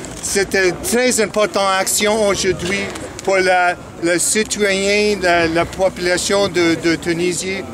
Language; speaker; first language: French; non-native, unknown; English